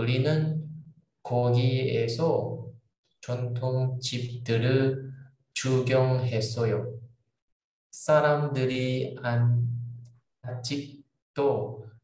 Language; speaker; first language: Korean; non-native, learner; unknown